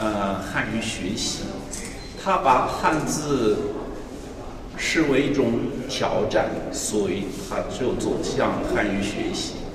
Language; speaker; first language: Chinese; non-native, fluent; French